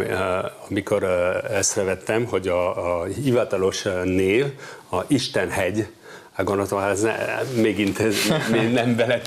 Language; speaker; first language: Hungarian; non-native, learner; French